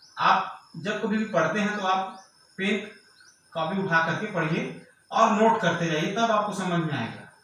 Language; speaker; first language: Hindi; native; Hindi